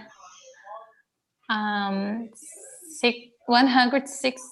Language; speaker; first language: English; non-native, learner; Portuguese